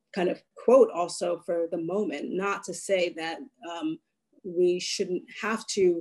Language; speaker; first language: English; native; English